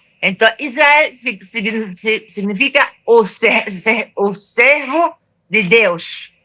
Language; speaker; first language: Portuguese; non-native, fluent; Arabic